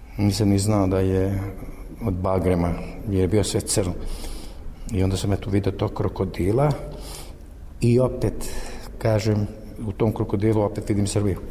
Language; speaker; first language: Serbian; native; Serbian